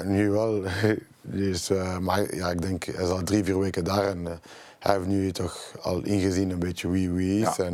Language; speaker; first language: Dutch; non-native, local second language; French